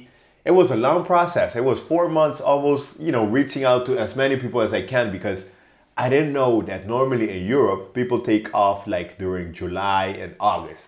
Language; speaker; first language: English; non-native, fluent; Papiamento